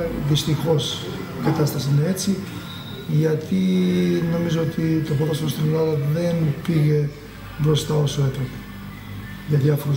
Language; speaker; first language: Greek; non-native, fluent; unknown